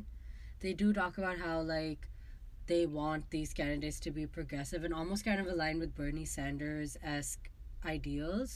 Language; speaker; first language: English; non-native, local second language; Urdu